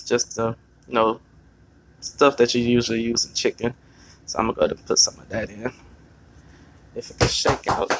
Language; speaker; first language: English; native; English